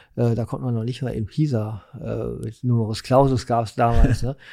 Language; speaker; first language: German; native; German